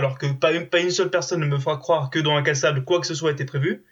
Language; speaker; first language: French; native; French